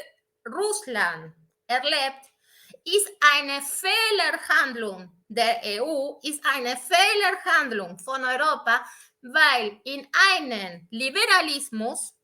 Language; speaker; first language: German; non-native, fluent; Spanish